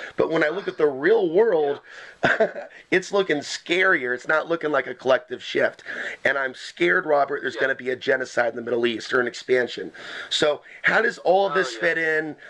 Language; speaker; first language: English; native; English